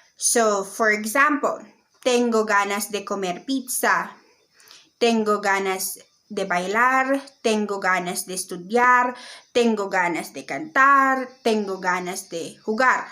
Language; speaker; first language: Spanish; non-native, learner; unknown